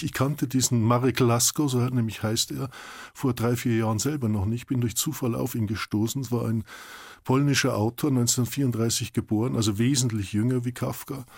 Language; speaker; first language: German; native; German